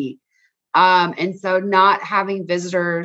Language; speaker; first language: English; native; English